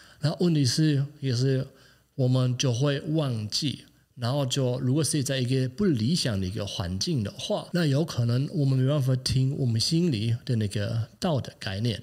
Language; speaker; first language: Chinese; non-native, fluent; German